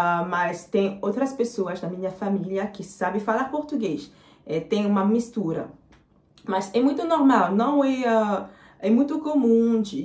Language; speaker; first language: Portuguese; non-native, fluent; French